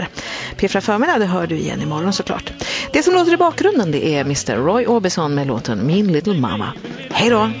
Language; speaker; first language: Swedish; native; Swedish